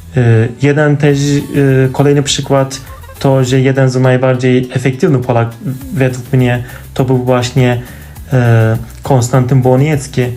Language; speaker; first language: Polish; non-native, fluent; Turkish